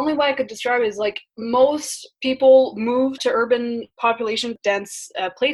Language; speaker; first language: English; early bilingual, other home language; French